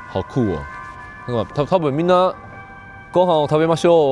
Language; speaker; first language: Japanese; non-native, learner; Chinese